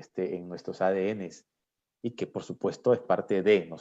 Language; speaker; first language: Spanish; native; Spanish